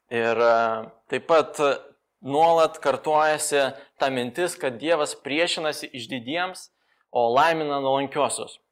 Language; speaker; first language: Lithuanian; non-native, fluent; Romanian